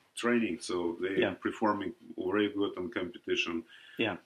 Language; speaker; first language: English; non-native, learner; Russian